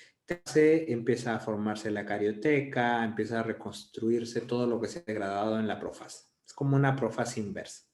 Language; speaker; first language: Spanish; native; Spanish